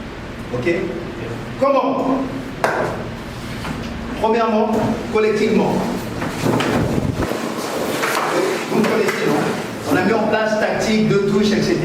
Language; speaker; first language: French; non-native, local second language; Lingala